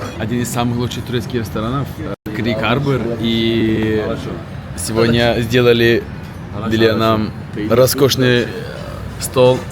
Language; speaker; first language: Russian; non-native, fluent; Turkish